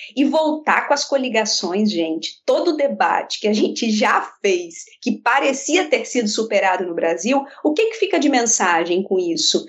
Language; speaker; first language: Portuguese; native; Portuguese